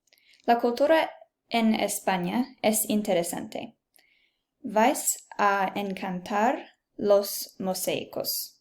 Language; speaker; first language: Spanish; non-native, learner; English